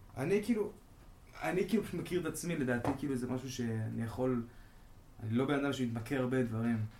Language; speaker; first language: Hebrew; native; Hebrew